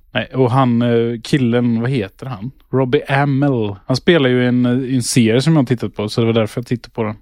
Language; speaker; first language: Swedish; native; Swedish